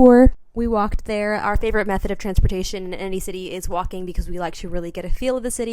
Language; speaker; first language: English; native; English